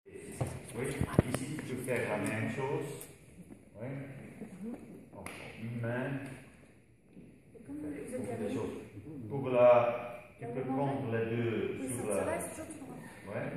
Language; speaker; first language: French; non-native, learner; Dutch